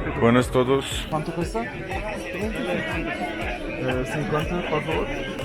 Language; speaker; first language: Spanish; non-native, learner; Turkish